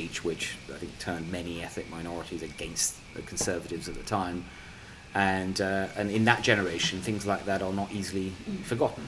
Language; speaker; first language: English; non-native, local second language; Punjabi